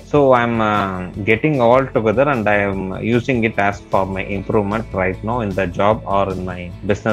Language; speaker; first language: English; non-native, local second language; Tamil